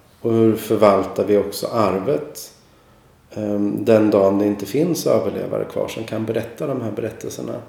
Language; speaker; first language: Swedish; native; Swedish